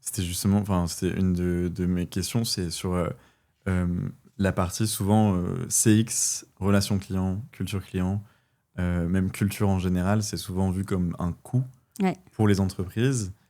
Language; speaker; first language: French; native; French